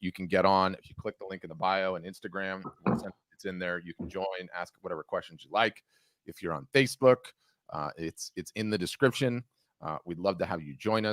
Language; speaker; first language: English; native; English